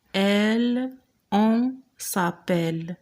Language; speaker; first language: French; non-native, local second language; Arabic